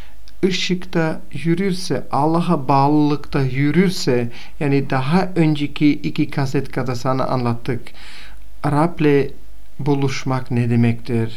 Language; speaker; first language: Turkish; non-native, fluent; Bulgarian